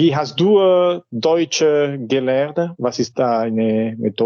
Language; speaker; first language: German; non-native, learner; Spanish